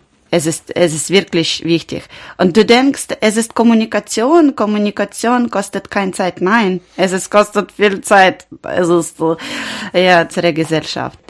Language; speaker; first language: German; non-native, learner; Ukrainian